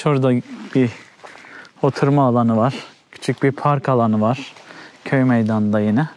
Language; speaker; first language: Turkish; native; Turkish